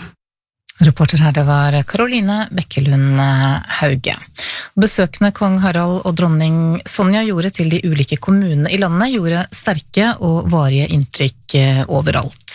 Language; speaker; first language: Norwegian; native; Norwegian